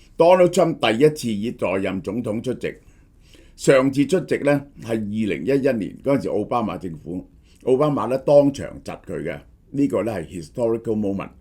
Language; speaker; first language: Cantonese; native; Cantonese